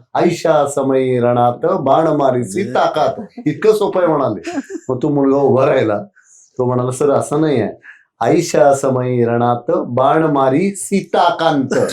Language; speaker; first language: Marathi; native; Marathi